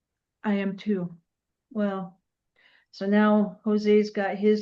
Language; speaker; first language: English; native; English